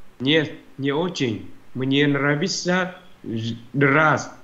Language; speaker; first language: Russian; non-native, learner; Vietnamese